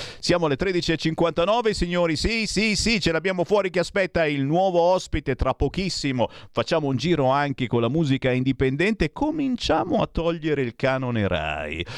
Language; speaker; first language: Italian; native; Italian